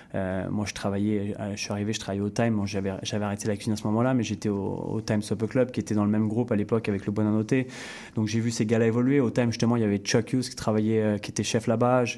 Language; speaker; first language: French; native; French